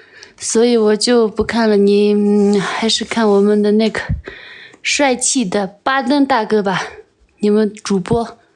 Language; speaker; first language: Chinese; non-native, local second language; Tibetan